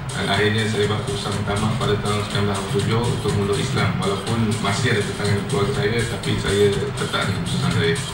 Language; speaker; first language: Malay; non-native, local second language; Chinese